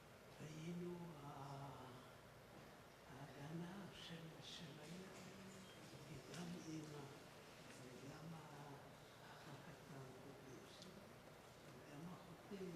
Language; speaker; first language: Hebrew; non-native, fluent; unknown